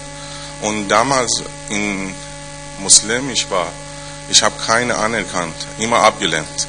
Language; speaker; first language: German; non-native, learner; Persian